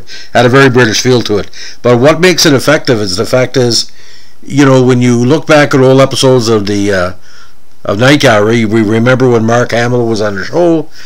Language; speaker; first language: English; native; English